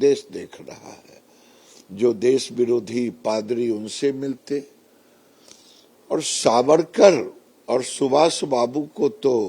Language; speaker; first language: Hindi; native; Hindi